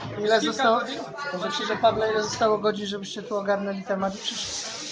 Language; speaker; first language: Polish; native; Polish